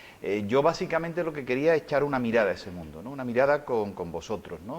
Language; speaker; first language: Spanish; native; Spanish